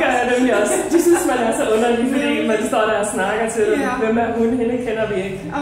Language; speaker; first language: Danish; native; Danish